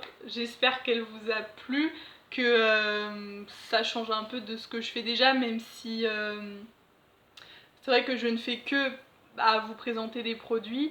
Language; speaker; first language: French; native; French